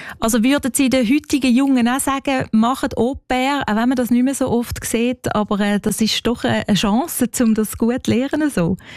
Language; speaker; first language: German; native; German